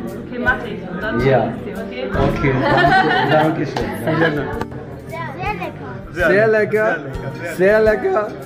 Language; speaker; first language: German; non-native, learner; Urdu